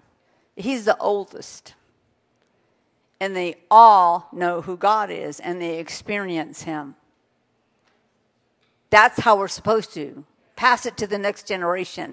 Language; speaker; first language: English; native; English